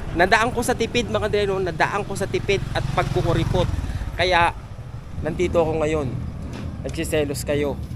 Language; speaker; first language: Filipino; native; Filipino